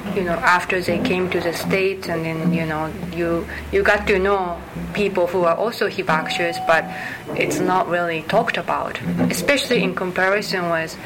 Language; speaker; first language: English; non-native, fluent; Japanese